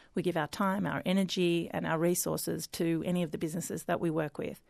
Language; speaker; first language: English; native; English